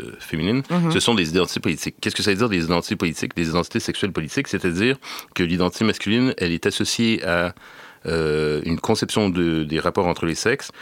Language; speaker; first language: French; native; French